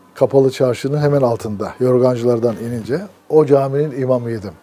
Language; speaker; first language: Turkish; native; Turkish